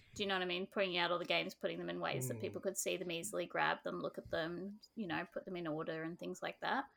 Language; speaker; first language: English; native; English